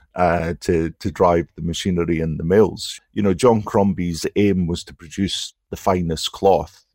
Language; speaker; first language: English; native; English